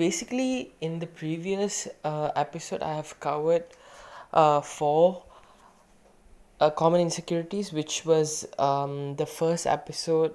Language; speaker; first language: English; non-native, local second language; Tamil